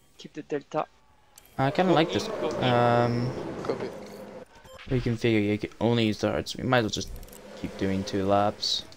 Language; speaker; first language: English; native; English